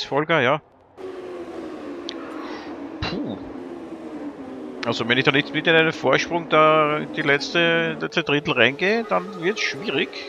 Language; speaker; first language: German; native; German